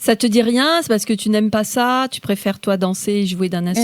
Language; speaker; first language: French; native; French